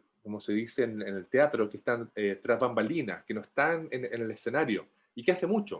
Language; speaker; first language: Spanish; native; Spanish